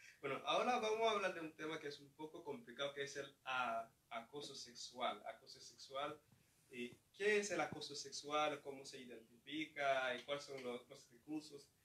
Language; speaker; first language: Spanish; non-native, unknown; Haitian Creole